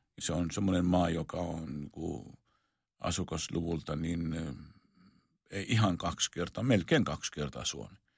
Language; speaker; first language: Finnish; non-native, fluent; Arabic